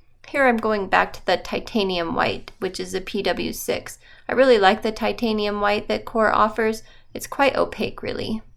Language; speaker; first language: English; native; English